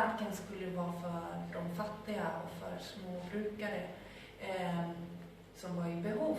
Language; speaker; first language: Swedish; non-native, fluent; Spanish